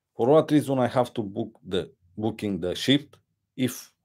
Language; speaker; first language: English; non-native, learner; Romanian